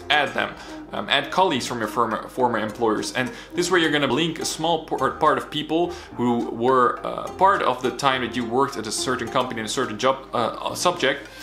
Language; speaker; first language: English; non-native, fluent; Dutch